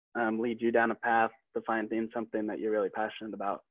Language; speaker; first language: English; native; English